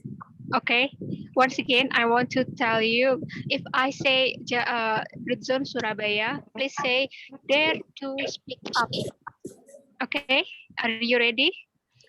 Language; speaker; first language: English; non-native, learner; Indonesian